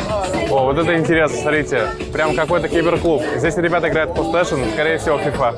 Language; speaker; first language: Russian; native; Russian